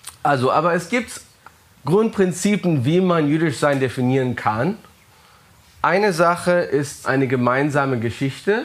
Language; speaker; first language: German; non-native, fluent; English